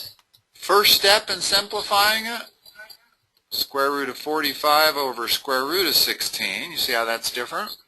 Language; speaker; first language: English; native; English